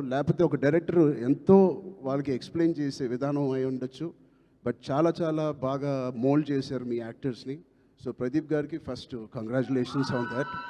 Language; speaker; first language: Telugu; native; Telugu